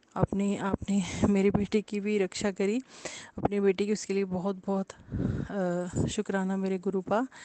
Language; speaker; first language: Hindi; native; Hindi